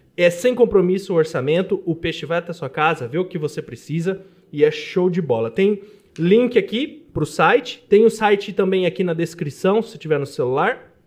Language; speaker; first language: Portuguese; native; Portuguese